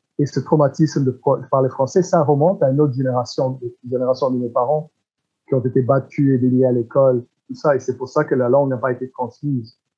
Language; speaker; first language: French; non-native, local second language; English